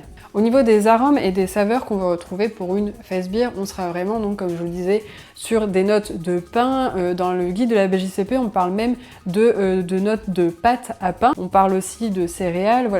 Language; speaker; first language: French; native; French